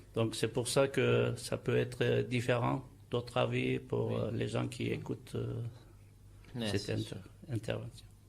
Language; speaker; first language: French; non-native, fluent; Turkish